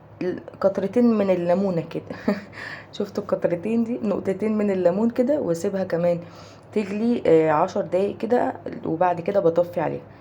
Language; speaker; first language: Arabic; native; Arabic